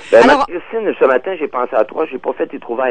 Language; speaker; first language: French; native; French